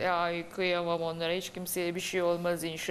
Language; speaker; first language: Turkish; native; Turkish